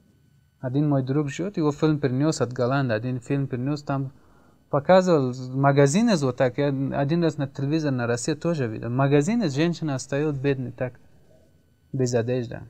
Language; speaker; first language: Russian; non-native, learner; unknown